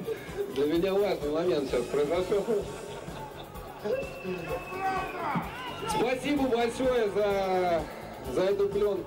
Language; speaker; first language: Russian; native; Russian